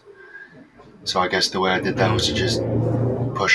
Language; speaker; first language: English; native; English